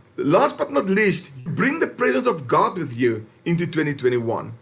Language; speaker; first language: English; non-native, local second language; Afrikaans